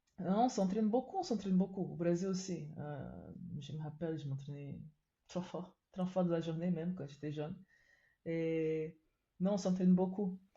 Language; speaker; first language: French; non-native, fluent; Portuguese